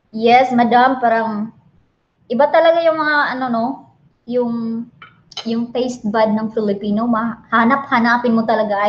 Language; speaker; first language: Filipino; non-native, local second language; Cebuano